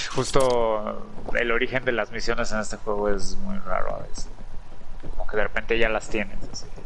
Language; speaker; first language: Spanish; native; Spanish